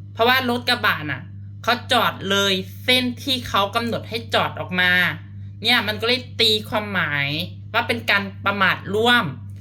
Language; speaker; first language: Thai; non-native, fluent; Lao